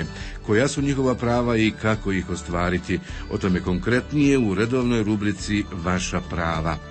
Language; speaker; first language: Croatian; native; Croatian